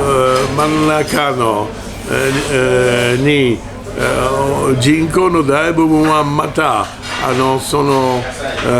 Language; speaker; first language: Japanese; non-native, learner; French